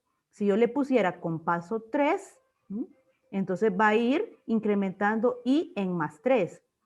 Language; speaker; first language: Spanish; native; Spanish